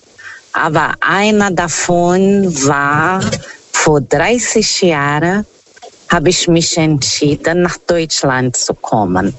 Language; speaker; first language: German; non-native, fluent; Portuguese